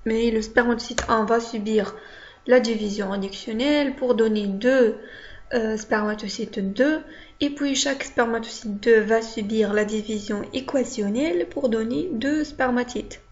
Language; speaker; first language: French; non-native, local second language; Arabic